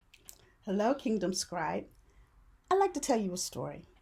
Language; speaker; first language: English; native; English